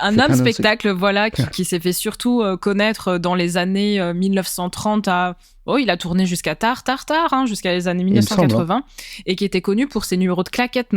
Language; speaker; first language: French; native; French